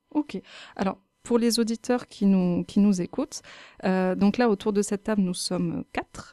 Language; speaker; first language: French; native; French